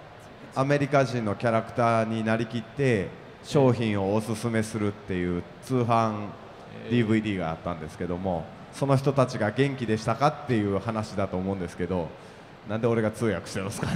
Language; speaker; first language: Japanese; native; Japanese